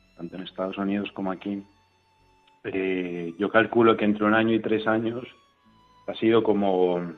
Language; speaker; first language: Spanish; native; Spanish